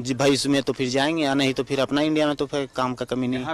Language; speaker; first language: Hindi; native; Hindi